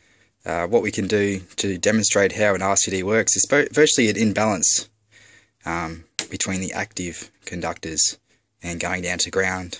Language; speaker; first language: English; native; English